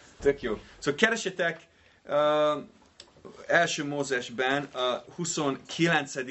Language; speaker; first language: Hungarian; non-native, fluent; English